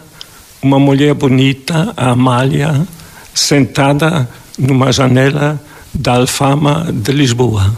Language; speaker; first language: Portuguese; non-native, fluent; German